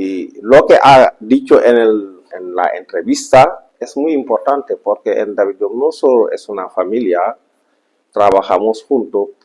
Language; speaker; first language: Spanish; non-native, fluent; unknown